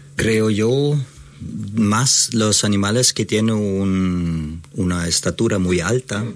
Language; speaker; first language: Spanish; non-native, fluent; German